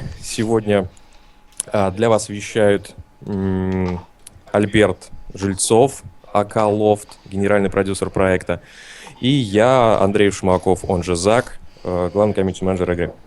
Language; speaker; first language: Russian; native; Russian